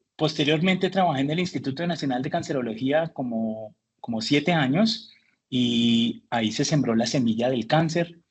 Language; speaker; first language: Spanish; early bilingual, heritage; Spanish